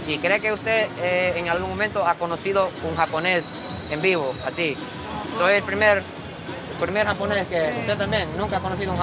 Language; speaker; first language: Spanish; non-native, fluent; Japanese